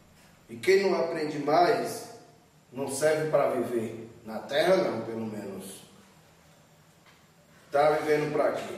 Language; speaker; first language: Portuguese; native; Portuguese